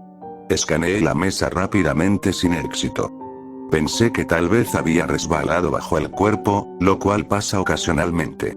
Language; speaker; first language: Spanish; native; Spanish